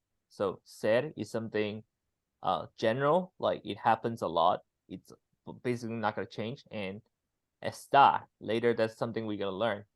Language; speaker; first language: English; non-native, fluent; Chinese